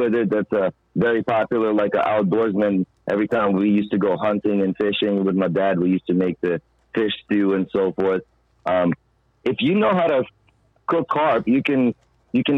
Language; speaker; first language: English; non-native, fluent; Ukrainian